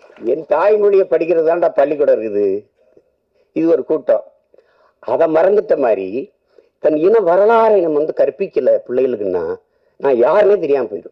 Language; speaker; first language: Tamil; native; Tamil